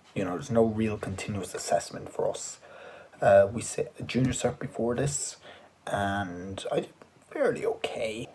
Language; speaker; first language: English; native; English